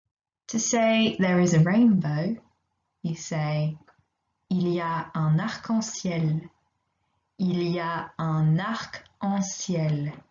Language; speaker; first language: French; non-native, fluent; English